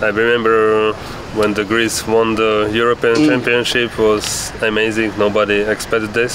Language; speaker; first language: English; non-native, learner; Slovak